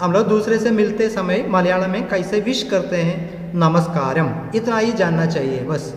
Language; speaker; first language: Hindi; non-native, local second language; Malayalam